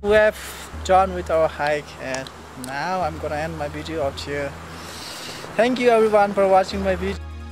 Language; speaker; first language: English; non-native, local second language; Nepali